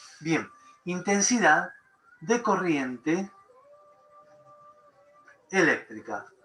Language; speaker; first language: Spanish; native; Spanish